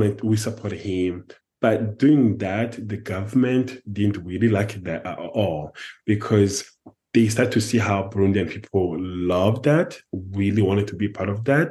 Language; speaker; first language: English; non-native, fluent; French